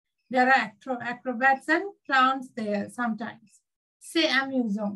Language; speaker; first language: English; non-native, local second language; Sinhala